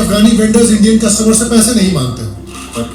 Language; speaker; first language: Hindi; native; Hindi